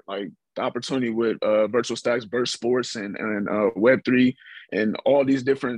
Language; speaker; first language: English; native; English